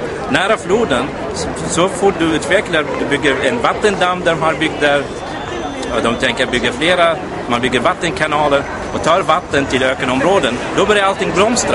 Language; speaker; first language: Swedish; non-native, fluent; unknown